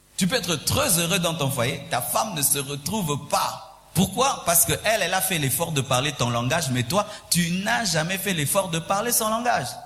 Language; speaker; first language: French; non-native, local second language; Swahili